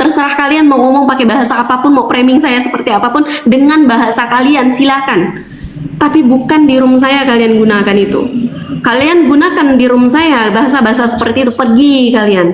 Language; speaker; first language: Indonesian; native; Indonesian